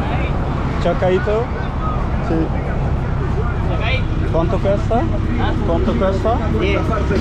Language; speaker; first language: Spanish; non-native, learner; Dutch